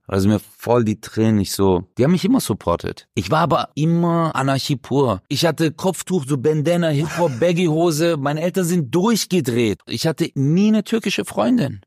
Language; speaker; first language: German; early bilingual, other home language; Turkish